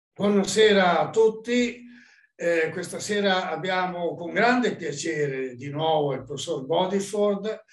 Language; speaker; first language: Italian; native; Italian